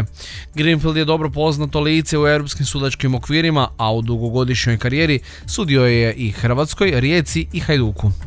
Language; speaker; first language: Croatian; native; Croatian